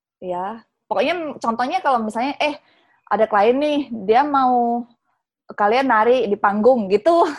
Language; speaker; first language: Indonesian; native; Indonesian